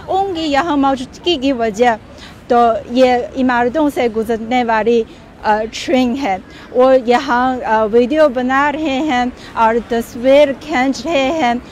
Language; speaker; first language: Urdu; non-native, fluent; Chinese